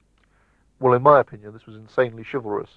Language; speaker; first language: English; native; English